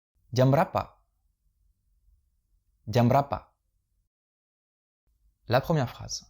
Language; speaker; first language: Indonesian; non-native, fluent; French